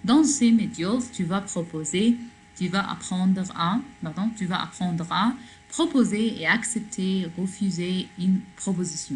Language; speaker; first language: French; non-native, learner; Arabic